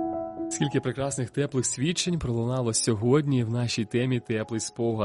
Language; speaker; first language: Ukrainian; native; Ukrainian